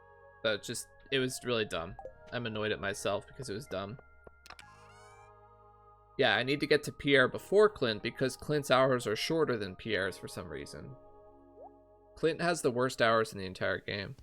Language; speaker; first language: English; native; English